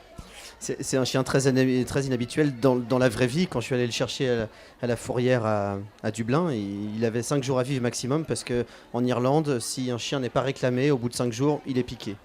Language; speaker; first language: French; native; French